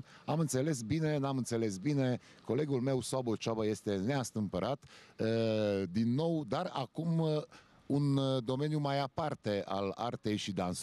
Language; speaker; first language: Romanian; native; Romanian